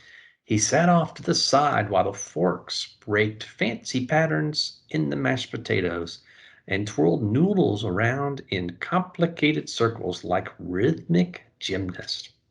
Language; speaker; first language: English; native; English